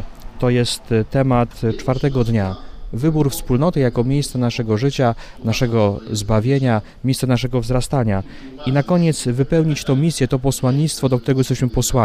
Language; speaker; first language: Polish; native; Polish